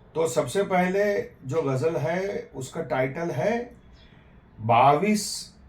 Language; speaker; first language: Hindi; non-native, local second language; Gujarati